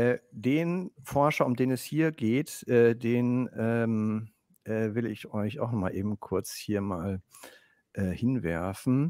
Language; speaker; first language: German; native; German